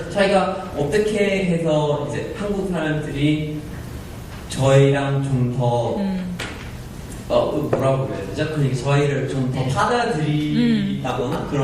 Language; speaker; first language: Korean; non-native, fluent; English